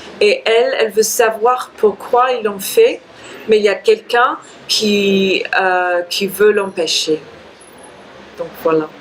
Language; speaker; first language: French; non-native, fluent; English